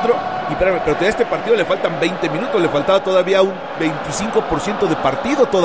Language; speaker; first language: Spanish; native; Spanish